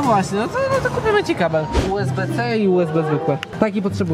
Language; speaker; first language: Polish; native; Polish